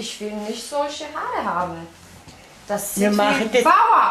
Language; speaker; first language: German; non-native, fluent; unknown